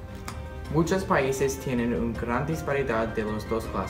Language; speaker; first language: Spanish; non-native, learner; English